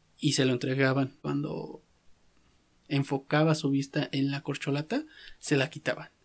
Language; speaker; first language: Spanish; native; Spanish